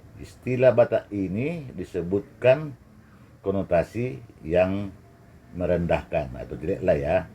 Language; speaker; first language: Indonesian; non-native, local second language; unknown